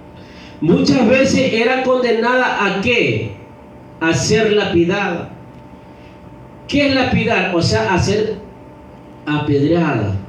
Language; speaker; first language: Spanish; native; Spanish